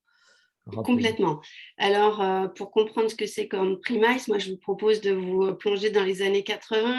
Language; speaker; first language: French; native; French